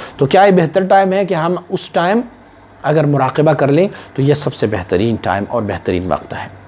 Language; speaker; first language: Urdu; non-native, local second language; Pashto